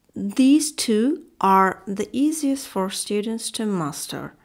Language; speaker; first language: English; non-native, fluent; Azerbaijani